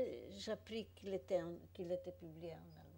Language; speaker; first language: French; non-native, fluent; Polish